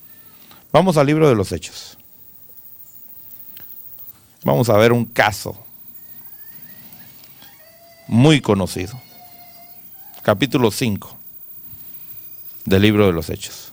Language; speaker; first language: Spanish; native; Spanish